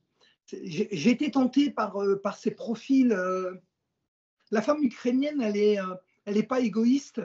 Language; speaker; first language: French; native; French